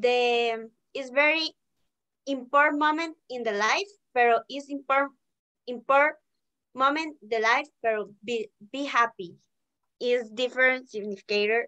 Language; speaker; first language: English; non-native, learner; Spanish